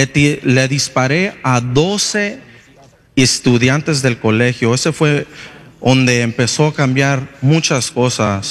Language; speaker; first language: Spanish; early bilingual, heritage; Spanish